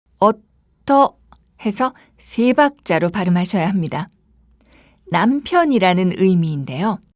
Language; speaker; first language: Korean; native; Korean